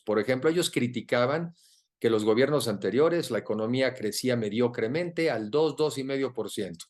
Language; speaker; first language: Spanish; native; Spanish